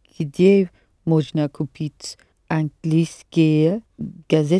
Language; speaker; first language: Russian; non-native, learner; English